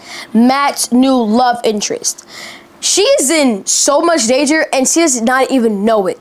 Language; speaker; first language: English; native; English